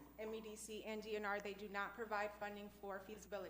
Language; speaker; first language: English; native; English